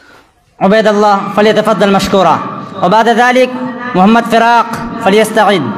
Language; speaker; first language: Arabic; non-native, fluent; Urdu